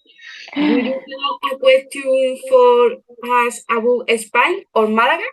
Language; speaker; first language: English; non-native, learner; Spanish